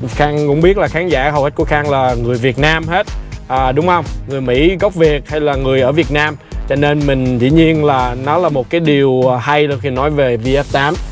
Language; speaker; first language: Vietnamese; early bilingual, heritage; Vietnamese